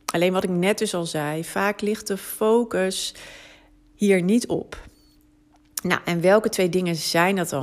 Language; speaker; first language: Dutch; native; Dutch